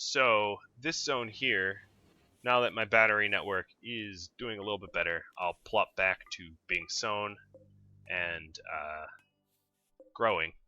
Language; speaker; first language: English; native; English